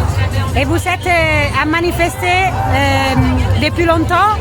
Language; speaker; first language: French; non-native, learner; Italian